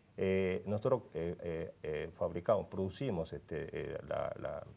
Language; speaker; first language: Spanish; non-native, fluent; Korean